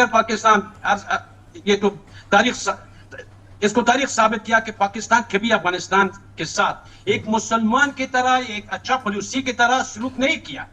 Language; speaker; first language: Hindi; non-native, learner; Pashto